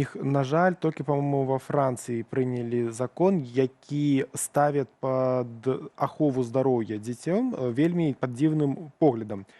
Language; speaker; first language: Belarusian; non-native, local second language; Russian